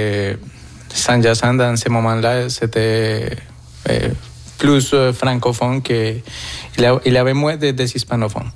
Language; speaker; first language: French; non-native, fluent; Spanish